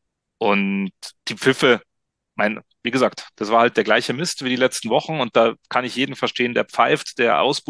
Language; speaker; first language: German; native; German